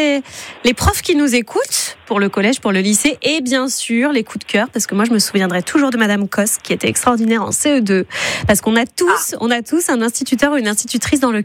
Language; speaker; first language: French; native; French